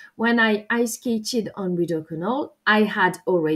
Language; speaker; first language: English; non-native, fluent; French